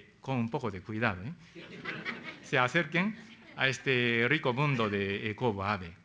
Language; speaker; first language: Spanish; non-native, fluent; Japanese